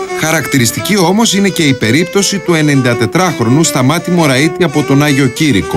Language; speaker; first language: Greek; native; Greek